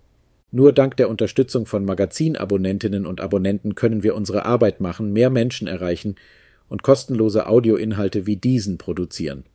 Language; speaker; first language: German; native; German